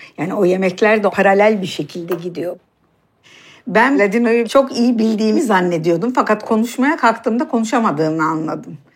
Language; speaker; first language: Turkish; native; Turkish